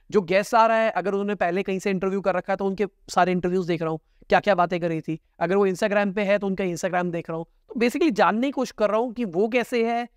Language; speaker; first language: Hindi; native; Hindi